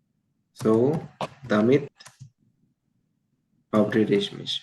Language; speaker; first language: German; non-native, fluent; Bangla